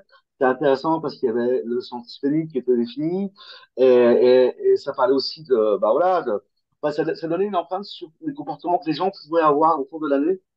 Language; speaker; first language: French; native; French